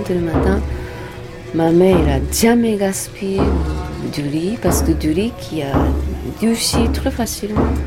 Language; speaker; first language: French; non-native, learner; Japanese